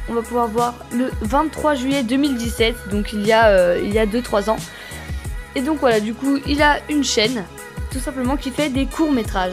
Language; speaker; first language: French; native; French